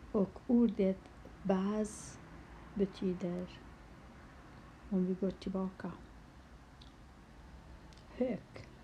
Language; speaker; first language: Swedish; non-native, local second language; Kurdish